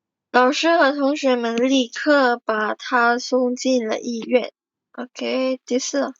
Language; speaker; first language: Chinese; non-native, fluent; Indonesian